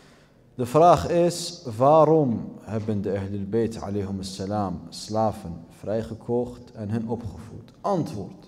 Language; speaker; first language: Dutch; early bilingual, other home language; Arabic